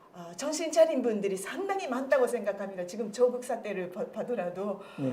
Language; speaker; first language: Korean; non-native, fluent; Japanese